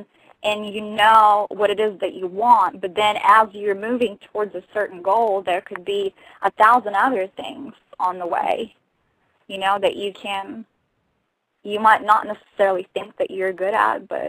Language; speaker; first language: English; non-native, fluent; Russian